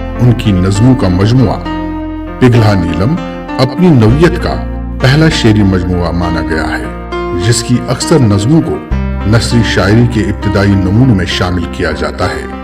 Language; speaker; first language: Urdu; native; Urdu